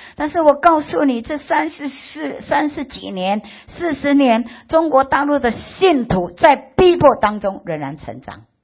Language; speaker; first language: Chinese; early bilingual, heritage; Chinese